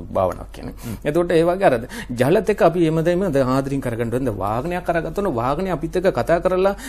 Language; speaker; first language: Sinhala; non-native, fluent; Tamil